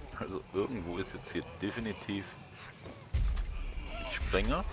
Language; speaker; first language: German; native; German